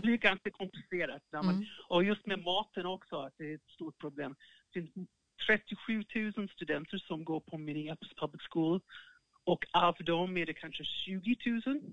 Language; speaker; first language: Swedish; non-native, fluent; English